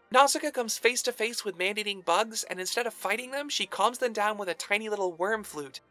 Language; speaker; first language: English; native; English